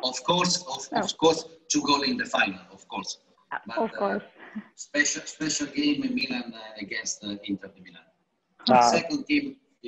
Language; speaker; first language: English; non-native, learner; Italian